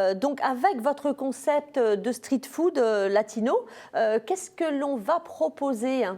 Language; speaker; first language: French; native; French